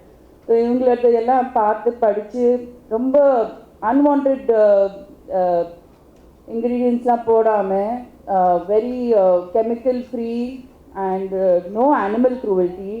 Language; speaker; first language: Tamil; non-native, local second language; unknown